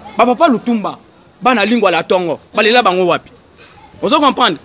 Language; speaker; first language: Lingala; native; Lingala